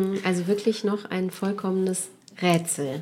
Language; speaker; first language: German; native; German